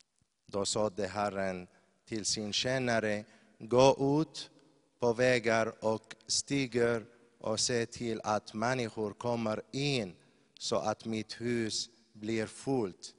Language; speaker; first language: Swedish; non-native, fluent; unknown